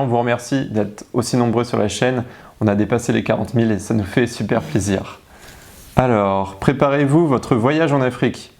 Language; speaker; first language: French; native; French